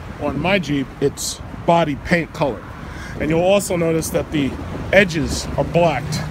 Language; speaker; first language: English; native; English